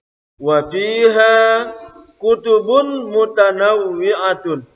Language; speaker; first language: Arabic; non-native, fluent; Indonesian